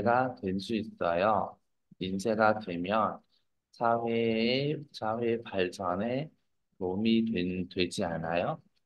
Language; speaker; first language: Korean; non-native, fluent; Vietnamese